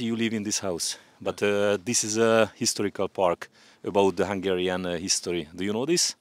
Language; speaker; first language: English; non-native, learner; Hungarian